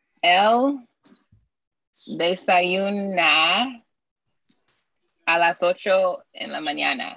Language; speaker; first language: Spanish; non-native, learner; English